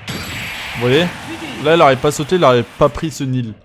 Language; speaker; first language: French; native; French